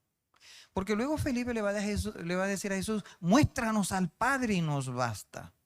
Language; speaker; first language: Spanish; native; Spanish